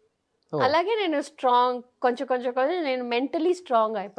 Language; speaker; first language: Telugu; non-native, fluent; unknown